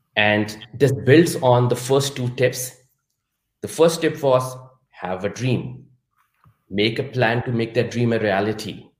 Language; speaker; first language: English; non-native, local second language; Urdu